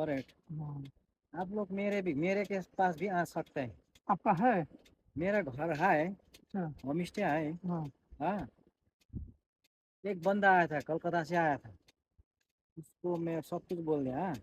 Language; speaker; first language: Hindi; non-native, local second language; Nepali